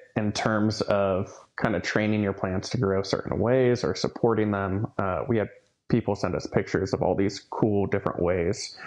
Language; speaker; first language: English; native; English